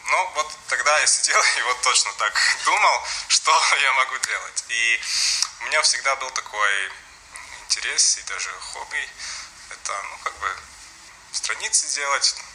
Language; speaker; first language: Russian; non-native, local second language; Latvian